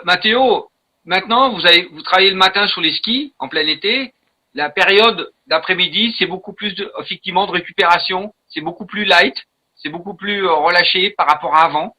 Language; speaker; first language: French; native; French